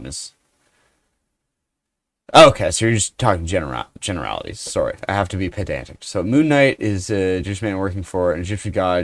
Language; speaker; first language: English; native; English